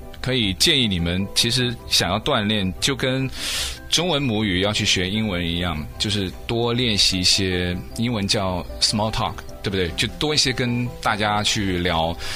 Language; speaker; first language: Chinese; native; Chinese